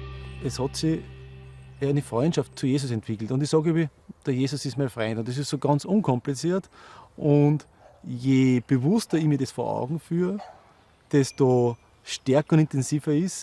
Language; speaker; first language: German; native; German